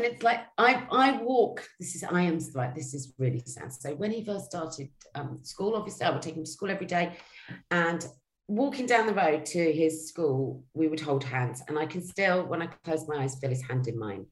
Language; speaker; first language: English; native; English